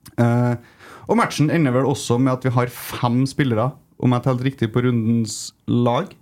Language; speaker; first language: Norwegian; native; Norwegian